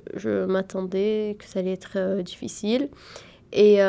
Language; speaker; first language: French; early bilingual, other home language; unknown